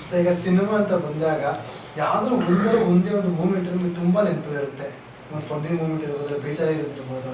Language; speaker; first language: Kannada; native; Kannada